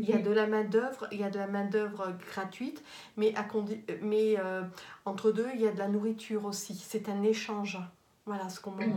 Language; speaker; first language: French; native; French